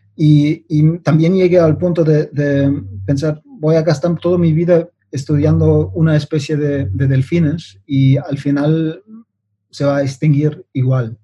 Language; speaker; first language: Spanish; non-native, fluent; German